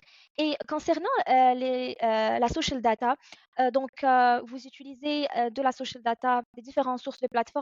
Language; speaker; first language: French; native; French